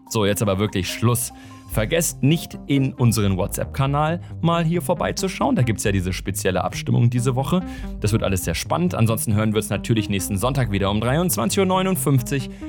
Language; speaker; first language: German; native; German